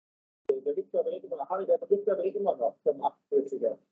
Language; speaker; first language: German; native; German